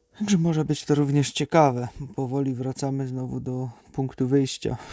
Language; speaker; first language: Polish; native; Polish